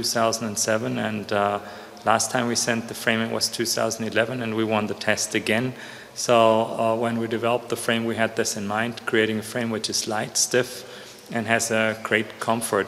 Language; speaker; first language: English; non-native, fluent; German